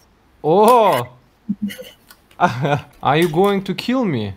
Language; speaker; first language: English; non-native, learner; Russian